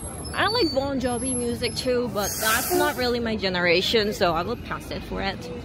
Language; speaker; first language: English; non-native, learner; Korean